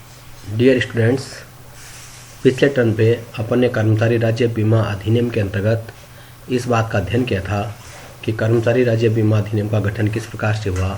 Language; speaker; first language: Hindi; native; Hindi